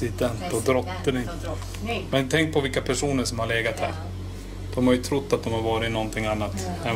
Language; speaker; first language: Swedish; native; Swedish